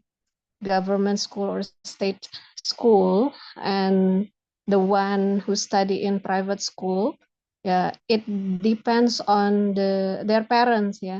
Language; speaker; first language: English; non-native, local second language; Indonesian